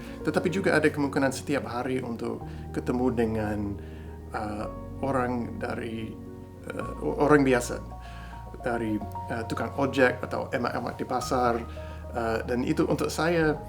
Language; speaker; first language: Indonesian; non-native, fluent; English